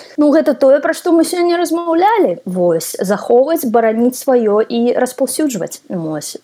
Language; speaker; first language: Belarusian; non-native, local second language; Russian